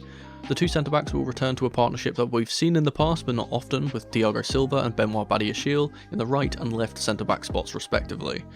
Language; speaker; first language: English; native; English